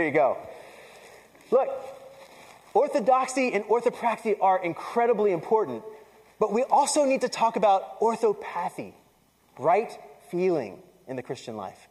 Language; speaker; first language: English; native; English